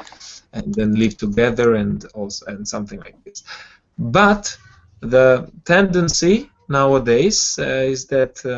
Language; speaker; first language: English; non-native, fluent; Georgian